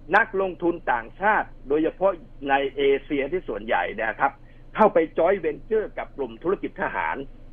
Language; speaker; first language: Thai; native; Thai